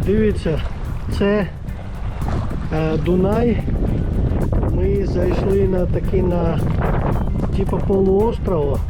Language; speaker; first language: Ukrainian; non-native, learner; Georgian